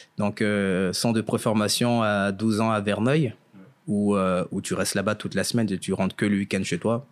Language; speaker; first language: French; early bilingual, other home language; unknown